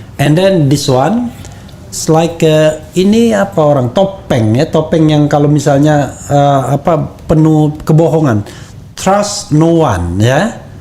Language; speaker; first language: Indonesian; native; Indonesian